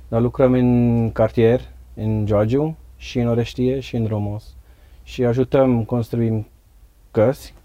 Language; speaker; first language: Romanian; non-native, learner; Dutch